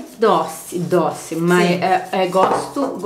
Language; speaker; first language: Portuguese; non-native, learner; Bosnian